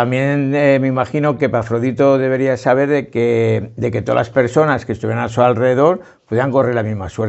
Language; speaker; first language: Spanish; native; Spanish